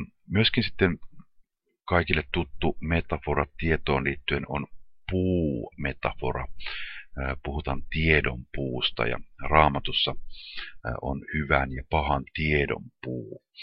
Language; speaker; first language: Finnish; native; Finnish